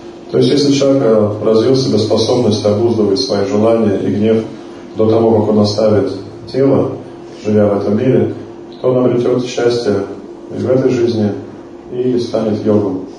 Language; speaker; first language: Russian; native; Russian